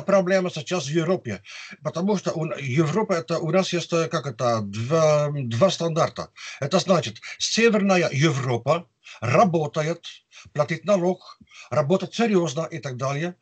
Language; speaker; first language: Russian; non-native, fluent; Dutch